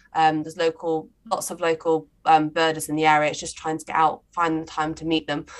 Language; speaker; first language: English; native; English